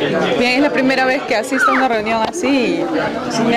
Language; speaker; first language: Spanish; native; Spanish